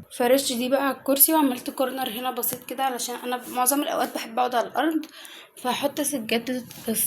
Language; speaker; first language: Arabic; native; Arabic